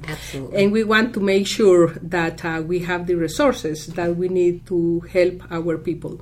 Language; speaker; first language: English; non-native, fluent; Spanish